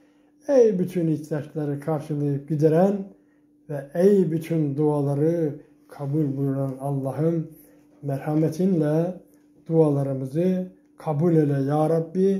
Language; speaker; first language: Turkish; native; Turkish